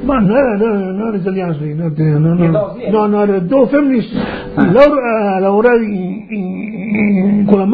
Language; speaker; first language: Italian; non-native, local second language; Friulian